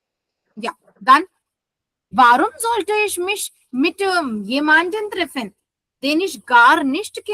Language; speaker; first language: German; non-native, fluent; Hindi